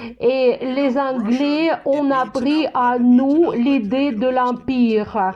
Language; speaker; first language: French; non-native, fluent; Russian